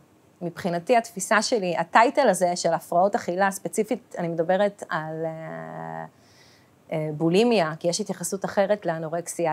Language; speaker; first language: Hebrew; early bilingual, other home language; Russian